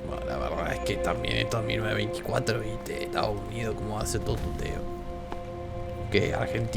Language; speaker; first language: Spanish; native; Spanish